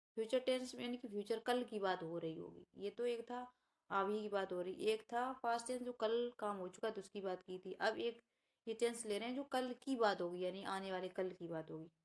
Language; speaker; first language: Hindi; native; Hindi